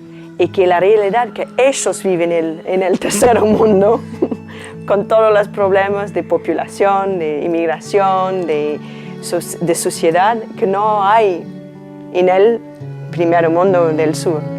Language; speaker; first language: Spanish; non-native, learner; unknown